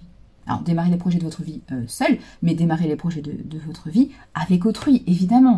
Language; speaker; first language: French; native; French